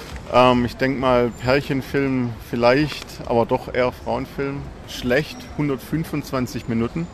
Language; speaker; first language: German; native; German